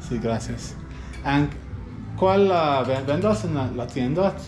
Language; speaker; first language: Spanish; non-native, learner; English